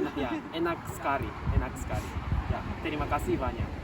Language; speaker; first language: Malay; non-native, learner; Japanese